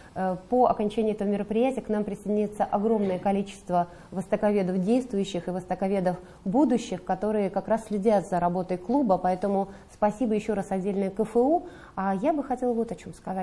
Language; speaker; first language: Russian; native; Russian